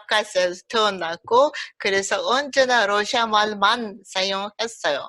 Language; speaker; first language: Korean; early bilingual, heritage; Russian